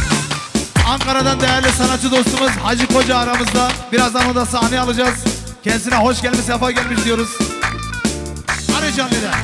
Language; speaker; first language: Turkish; non-native, local second language; Kurdish